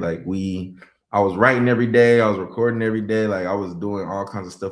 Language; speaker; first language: English; native; English